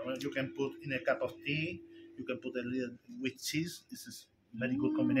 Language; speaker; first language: English; non-native, learner; Spanish